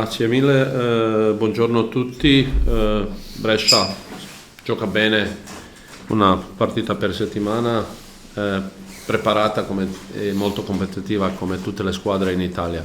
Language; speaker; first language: Italian; non-native, learner; Croatian